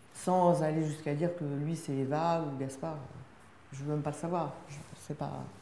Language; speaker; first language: French; native; French